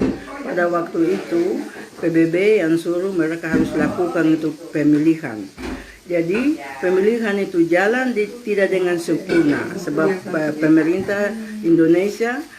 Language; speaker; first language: Indonesian; non-native, local second language; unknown